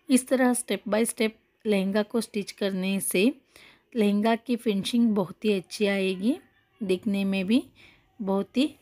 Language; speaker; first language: Hindi; non-native, local second language; Kannada